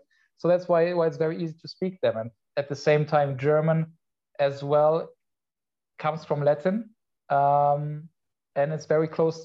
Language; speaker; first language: English; non-native, fluent; Polish